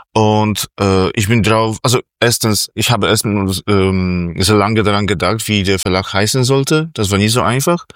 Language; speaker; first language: German; non-native, fluent; Polish